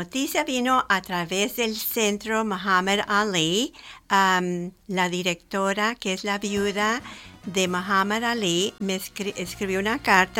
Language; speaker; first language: Spanish; early bilingual, heritage; Spanish